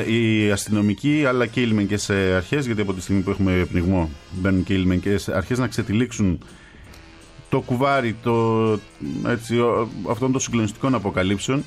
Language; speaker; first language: Greek; native; Greek